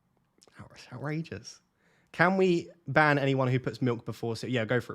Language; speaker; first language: English; native; English